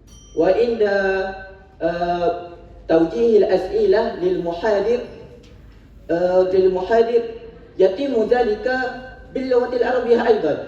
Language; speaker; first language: Arabic; non-native, learner; Malay